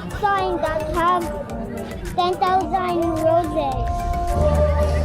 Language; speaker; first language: English; non-native, learner; Korean